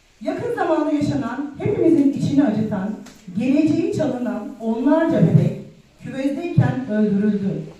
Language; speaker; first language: Turkish; native; Turkish